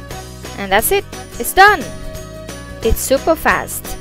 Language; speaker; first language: English; non-native, fluent; Thai